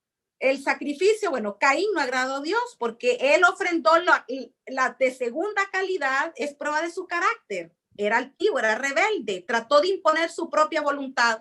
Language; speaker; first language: Spanish; native; Spanish